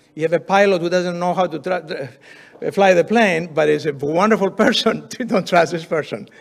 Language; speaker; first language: English; non-native, fluent; Greek